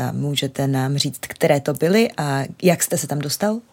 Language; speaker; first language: Czech; native; Czech